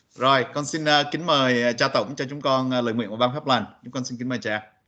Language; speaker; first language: Vietnamese; early bilingual, heritage; Vietnamese